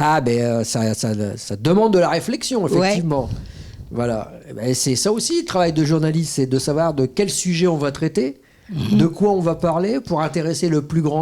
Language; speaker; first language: French; native; French